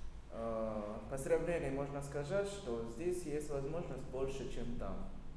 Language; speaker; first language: Russian; non-native, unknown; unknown